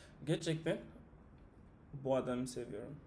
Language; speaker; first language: Turkish; non-native, fluent; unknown